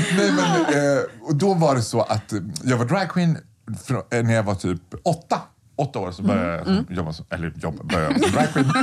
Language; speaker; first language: Swedish; native; Swedish